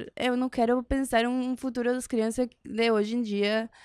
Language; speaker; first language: Portuguese; non-native, learner; Spanish